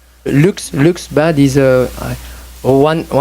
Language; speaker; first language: English; non-native, learner; French